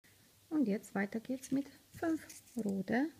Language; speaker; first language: German; non-native, fluent; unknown